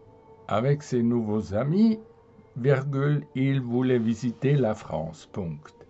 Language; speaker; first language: French; non-native, fluent; German